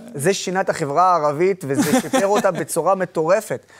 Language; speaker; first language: Hebrew; non-native, local second language; Arabic